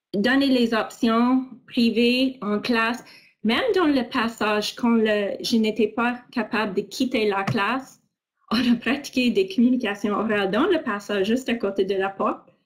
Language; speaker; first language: French; non-native, fluent; English